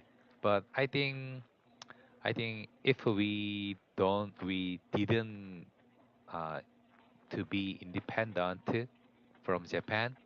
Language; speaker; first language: English; non-native, learner; Korean